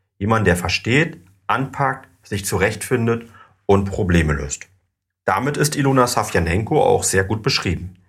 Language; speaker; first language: German; native; German